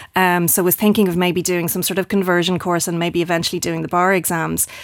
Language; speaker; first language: English; native; English